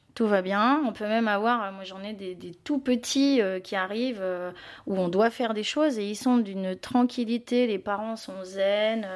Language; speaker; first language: French; native; French